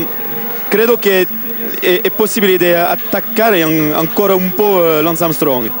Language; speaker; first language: Italian; non-native, learner; French